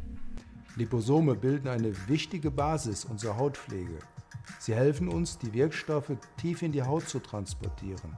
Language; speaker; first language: German; native; German